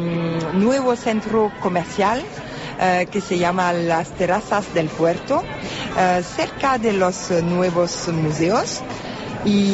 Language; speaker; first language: Spanish; non-native, learner; French